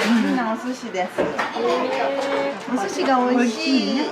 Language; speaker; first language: Japanese; native; Japanese